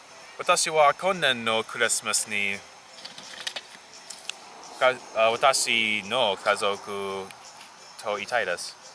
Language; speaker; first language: Japanese; non-native, learner; English